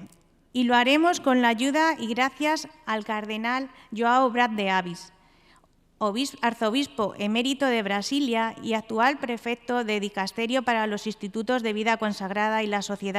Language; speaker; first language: Spanish; native; Spanish